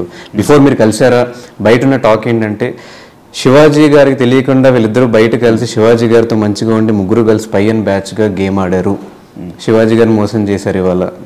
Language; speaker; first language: Telugu; native; Telugu